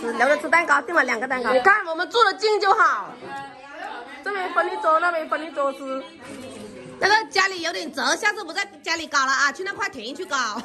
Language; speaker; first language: Chinese; native; Chinese